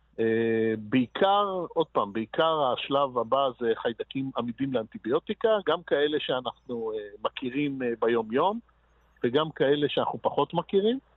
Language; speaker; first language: Hebrew; native; Hebrew